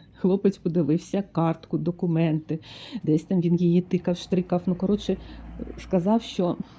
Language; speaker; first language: Ukrainian; native; Ukrainian